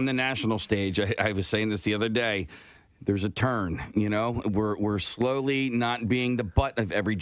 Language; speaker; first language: English; native; English